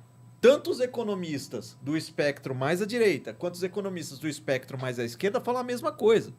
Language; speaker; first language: Portuguese; native; Portuguese